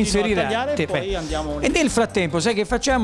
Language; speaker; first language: Italian; native; Italian